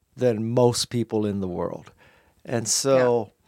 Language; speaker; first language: English; native; English